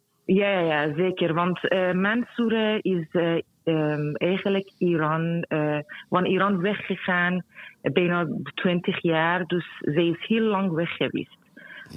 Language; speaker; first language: Dutch; non-native, fluent; Persian